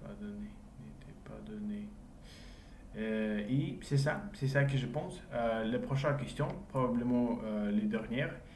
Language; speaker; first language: French; non-native, learner; English